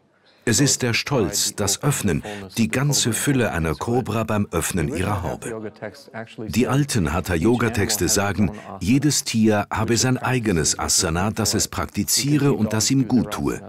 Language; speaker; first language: German; native; German